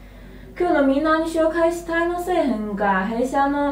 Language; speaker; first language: Japanese; non-native, learner; Chinese